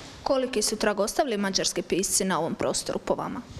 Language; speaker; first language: Croatian; native; Croatian